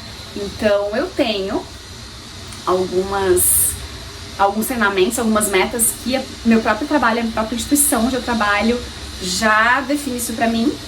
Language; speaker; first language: Portuguese; native; Portuguese